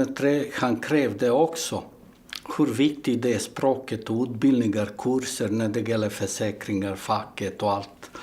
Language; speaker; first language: Swedish; non-native, fluent; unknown